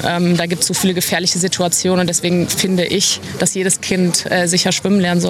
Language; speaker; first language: German; native; German